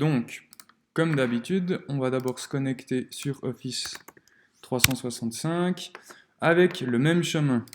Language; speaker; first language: French; native; French